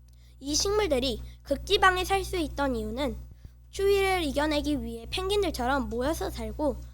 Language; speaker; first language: Korean; native; Korean